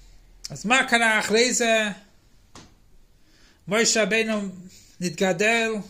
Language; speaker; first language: Hebrew; non-native, fluent; English